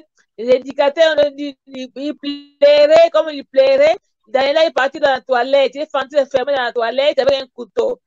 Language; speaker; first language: French; non-native, learner; Portuguese